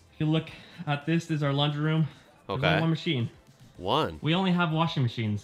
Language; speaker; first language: English; native; English